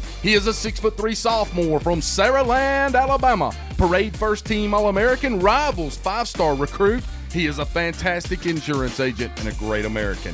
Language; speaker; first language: English; native; English